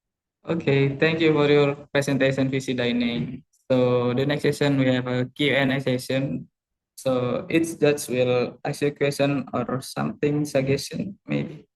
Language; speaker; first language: English; non-native, learner; Indonesian